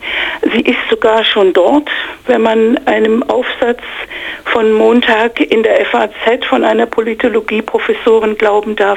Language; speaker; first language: German; non-native, fluent; English